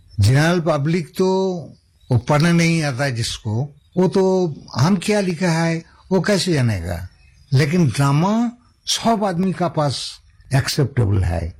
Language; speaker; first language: Hindi; non-native, local second language; Santali